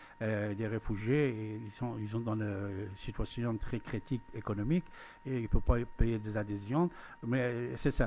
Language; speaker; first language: French; non-native, fluent; Persian